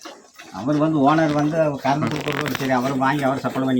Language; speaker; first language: Tamil; native; Tamil